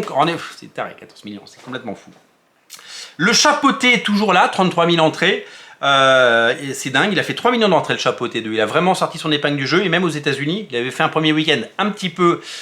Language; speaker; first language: French; native; French